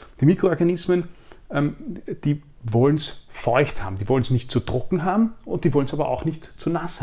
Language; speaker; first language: German; native; German